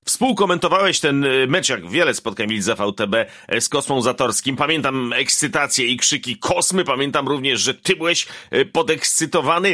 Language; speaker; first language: Polish; native; Polish